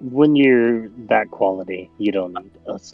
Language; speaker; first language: English; native; English